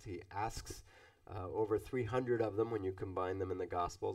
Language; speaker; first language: English; native; English